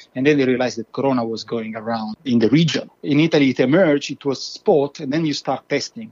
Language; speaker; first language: English; non-native, fluent; Italian